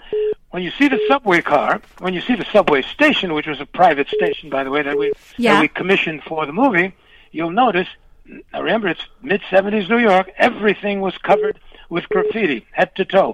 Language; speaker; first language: English; early bilingual, other home language; Spanish